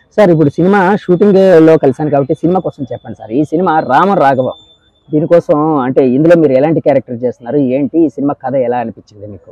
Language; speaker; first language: Telugu; native; Telugu